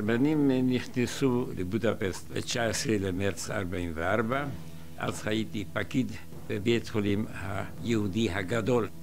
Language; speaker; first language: Hebrew; non-native, fluent; Hungarian